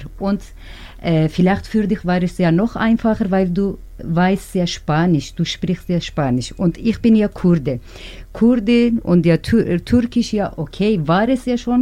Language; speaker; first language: German; non-native, learner; Turkish